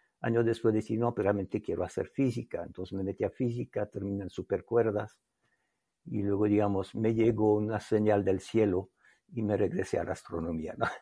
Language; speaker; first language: Spanish; non-native, fluent; French